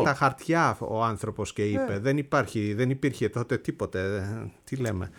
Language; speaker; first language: Greek; native; Greek